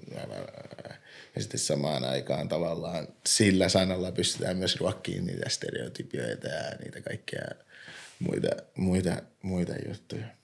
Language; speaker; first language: Finnish; early bilingual, other home language; English